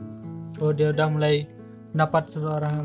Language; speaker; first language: Indonesian; native; Indonesian